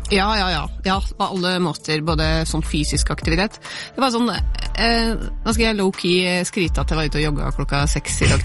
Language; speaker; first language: Norwegian; native; Norwegian